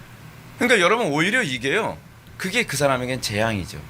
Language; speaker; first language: Korean; native; Korean